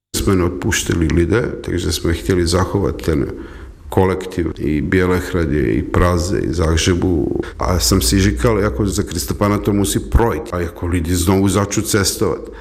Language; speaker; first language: Czech; non-native, fluent; Serbian